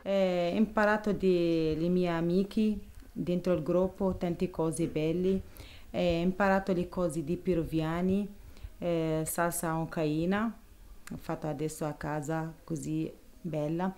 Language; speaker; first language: Italian; non-native, learner; Arabic